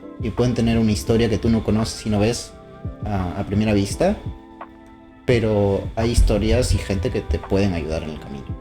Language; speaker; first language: Spanish; native; Spanish